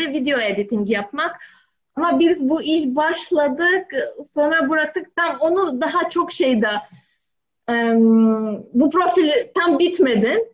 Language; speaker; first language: Turkish; non-native, learner; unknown